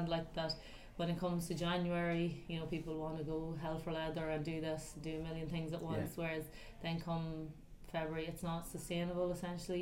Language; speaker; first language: English; native; English